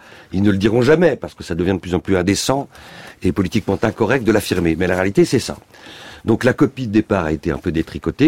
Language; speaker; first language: French; native; French